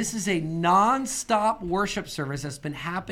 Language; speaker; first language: English; native; English